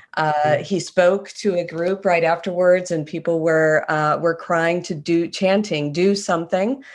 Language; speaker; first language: English; native; English